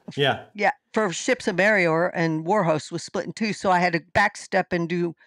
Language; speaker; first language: English; native; English